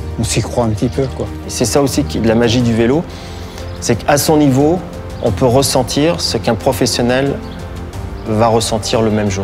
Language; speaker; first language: French; native; French